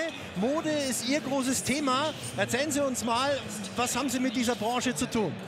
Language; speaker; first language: German; native; German